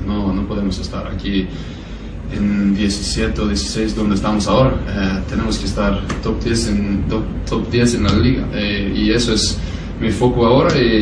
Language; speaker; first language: Spanish; non-native, fluent; Norwegian